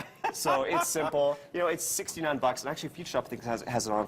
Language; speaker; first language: English; native; English